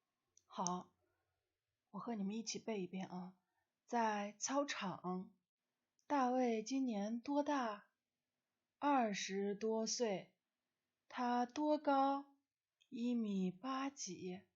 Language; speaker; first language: Chinese; non-native, fluent; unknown